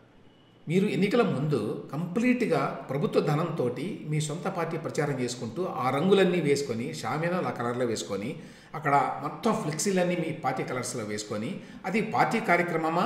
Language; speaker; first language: Telugu; native; Telugu